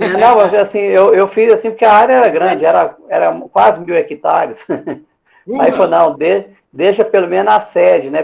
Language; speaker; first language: Portuguese; native; Portuguese